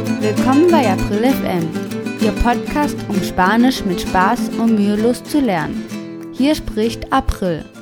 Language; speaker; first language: German; non-native, fluent; Spanish